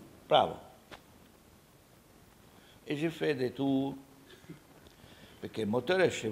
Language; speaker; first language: French; non-native, learner; Italian